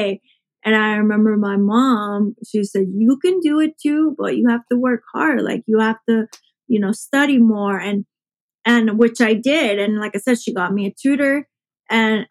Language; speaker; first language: English; early bilingual, other home language; Spanish